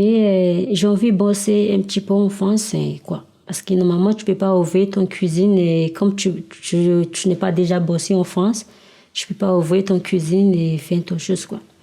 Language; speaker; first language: French; non-native, learner; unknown